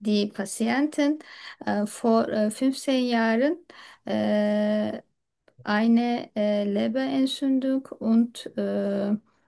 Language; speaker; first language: German; non-native, learner; Turkish